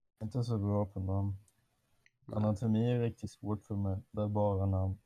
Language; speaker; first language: Swedish; non-native, fluent; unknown